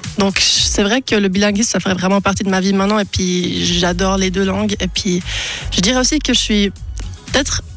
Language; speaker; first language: French; non-native, local second language; German